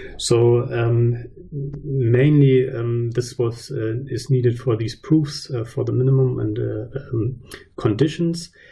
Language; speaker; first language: English; non-native, fluent; German